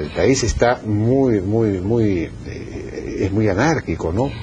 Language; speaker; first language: Spanish; native; Spanish